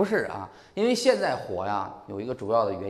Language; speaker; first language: Chinese; native; Chinese